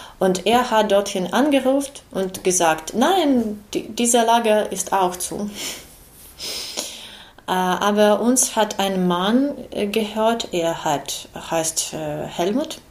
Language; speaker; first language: German; non-native, learner; Ukrainian